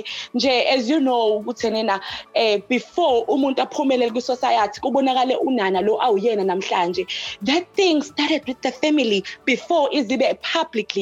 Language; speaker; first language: English; non-native, local second language; Zulu